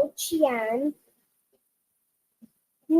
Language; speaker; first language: Chinese; non-native, learner; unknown